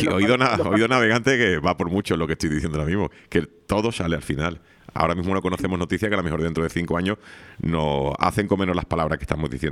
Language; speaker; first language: Spanish; native; Spanish